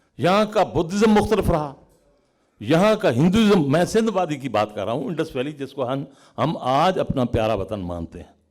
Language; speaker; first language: Urdu; non-native, local second language; Punjabi